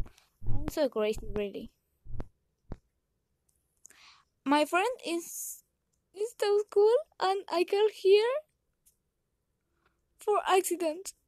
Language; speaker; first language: English; non-native, learner; Spanish